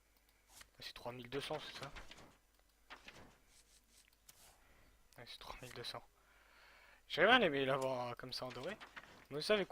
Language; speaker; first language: French; native; French